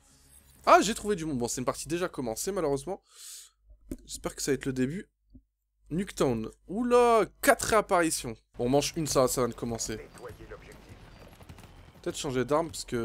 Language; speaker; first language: French; native; French